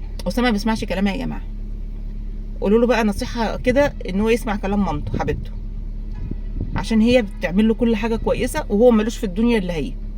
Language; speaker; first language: Arabic; native; Arabic